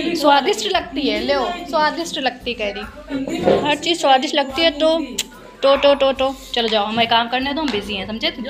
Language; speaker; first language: Hindi; native; Hindi